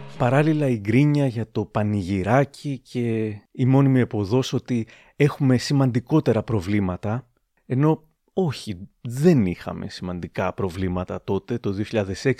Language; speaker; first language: Greek; native; Greek